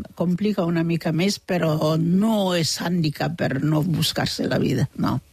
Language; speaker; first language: Catalan; non-native, fluent; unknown